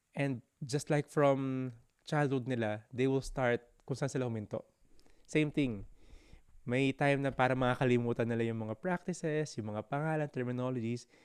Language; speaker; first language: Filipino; native; Filipino